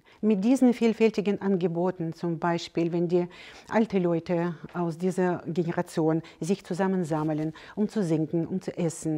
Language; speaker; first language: German; non-native, fluent; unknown